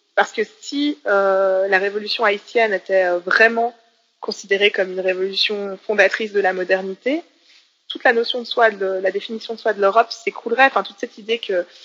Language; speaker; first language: French; native; French